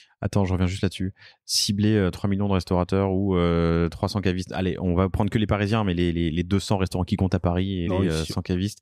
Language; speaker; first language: French; native; French